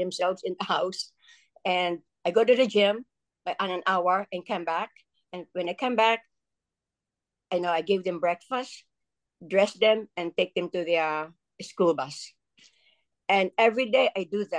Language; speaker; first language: English; non-native, local second language; Filipino